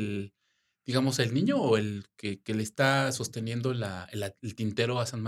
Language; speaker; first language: Spanish; native; Spanish